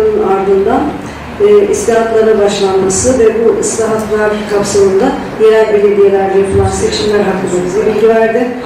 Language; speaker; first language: Turkish; native; Turkish